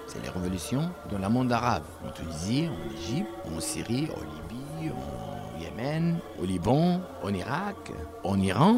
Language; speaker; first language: French; non-native, learner; Arabic